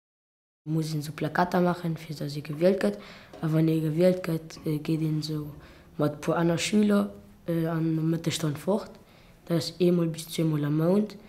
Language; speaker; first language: German; non-native, local second language; Luxembourgish